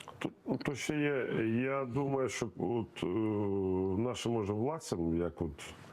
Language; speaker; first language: Ukrainian; non-native, local second language; Russian